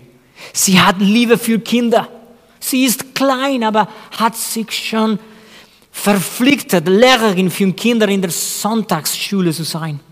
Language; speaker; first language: German; non-native, fluent; Spanish